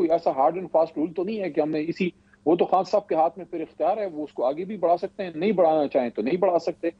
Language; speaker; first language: Urdu; non-native, local second language; Pashto